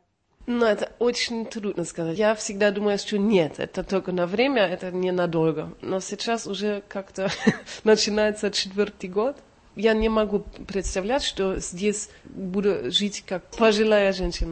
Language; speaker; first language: Russian; non-native, learner; German